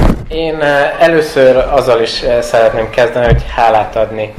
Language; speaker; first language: Hungarian; early bilingual, heritage; Hungarian